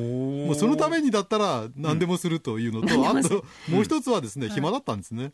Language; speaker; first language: Japanese; native; Japanese